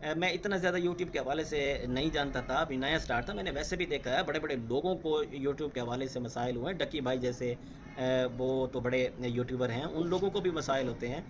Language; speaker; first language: Urdu; non-native, local second language; Saraiki